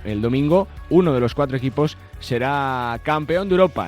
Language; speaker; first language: Spanish; native; Spanish